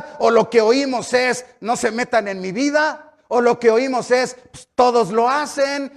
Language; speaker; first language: Spanish; native; Spanish